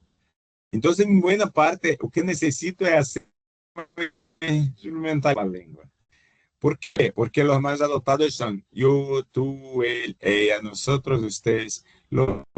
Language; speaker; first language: Spanish; non-native, fluent; Portuguese